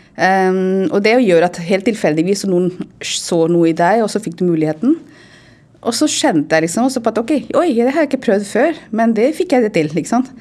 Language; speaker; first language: Norwegian; non-native, fluent; Hindi